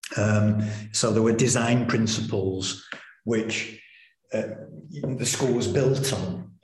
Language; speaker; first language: English; native; English